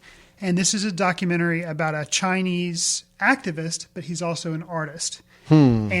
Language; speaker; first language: English; native; English